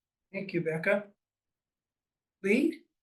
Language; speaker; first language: English; native; English